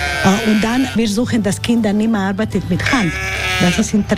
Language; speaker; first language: German; non-native, learner; Croatian